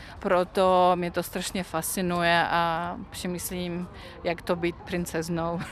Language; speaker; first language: Czech; non-native, fluent; Russian